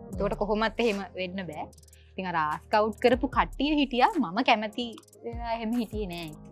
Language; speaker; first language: Sinhala; non-native, local second language; Tamil